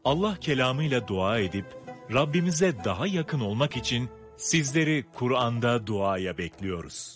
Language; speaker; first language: Turkish; native; Turkish